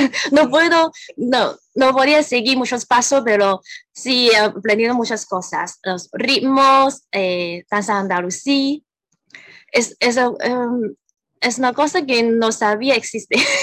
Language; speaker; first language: Spanish; non-native, learner; Cantonese